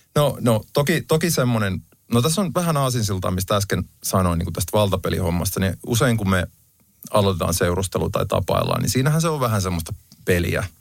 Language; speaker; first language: Finnish; native; Finnish